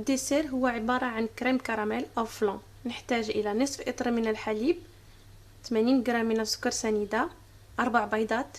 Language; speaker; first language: Arabic; native; Arabic